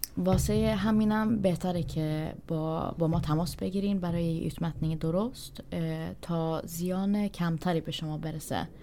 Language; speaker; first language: Persian; early bilingual, heritage; Persian